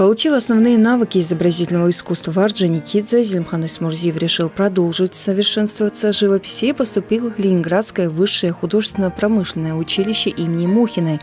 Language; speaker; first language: Russian; native; Russian